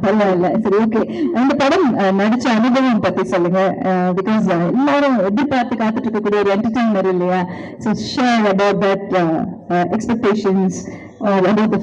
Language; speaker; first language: Tamil; native; Tamil